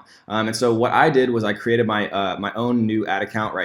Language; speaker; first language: English; native; English